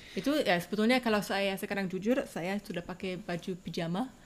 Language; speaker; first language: Indonesian; non-native, fluent; German